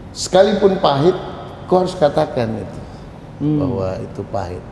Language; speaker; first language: Indonesian; native; Indonesian